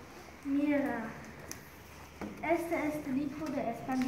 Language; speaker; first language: Spanish; non-native, learner; German